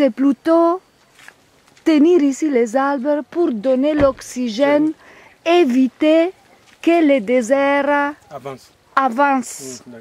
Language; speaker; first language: French; non-native, learner; Italian